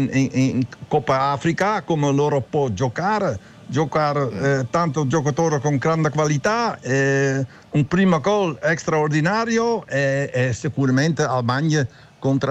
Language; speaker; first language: Italian; non-native, learner; Dutch